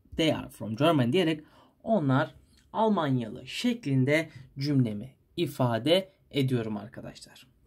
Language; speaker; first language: Turkish; native; Turkish